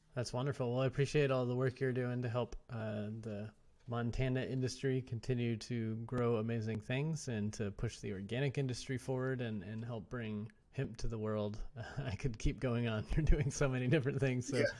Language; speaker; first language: English; native; English